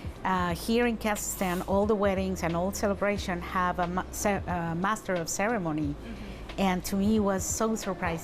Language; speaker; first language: English; non-native, fluent; Spanish